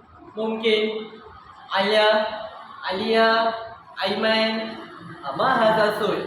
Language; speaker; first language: Arabic; non-native, learner; Malay